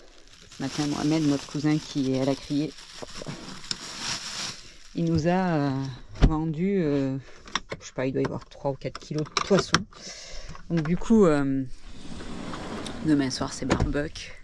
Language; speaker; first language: French; native; French